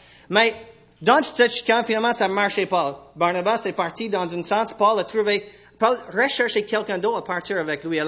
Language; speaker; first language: French; non-native, fluent; English